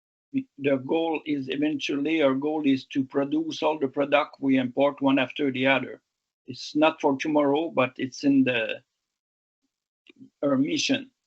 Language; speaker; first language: English; non-native, local second language; French